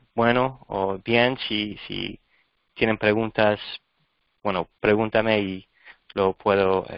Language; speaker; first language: Spanish; non-native, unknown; English